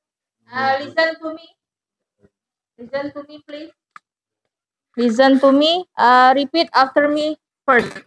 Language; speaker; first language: English; non-native, local second language; Indonesian